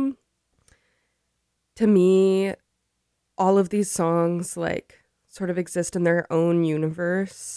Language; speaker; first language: English; native; English